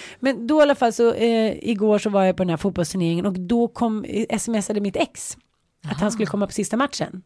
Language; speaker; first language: Swedish; native; Swedish